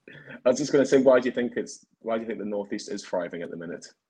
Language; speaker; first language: English; native; English